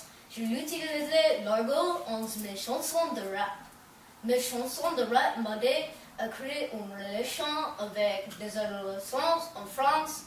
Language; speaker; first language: French; non-native, learner; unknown